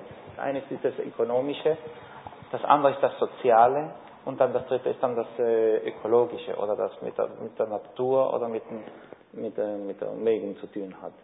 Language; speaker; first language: German; non-native, fluent; Spanish